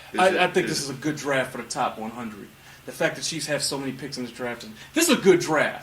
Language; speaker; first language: English; native; English